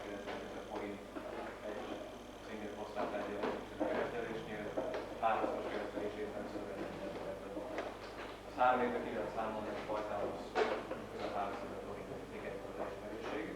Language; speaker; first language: Hungarian; native; Hungarian